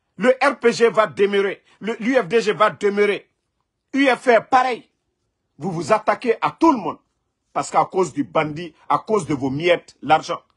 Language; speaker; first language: French; non-native, local second language; Mandingo